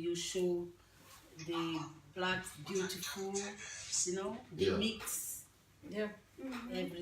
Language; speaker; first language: English; non-native, learner; Portuguese